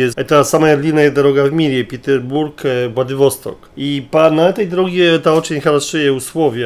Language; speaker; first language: Russian; non-native, learner; Polish